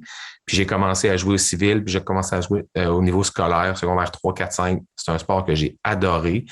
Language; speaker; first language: French; native; French